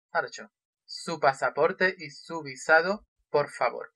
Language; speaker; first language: Spanish; non-native, fluent; Russian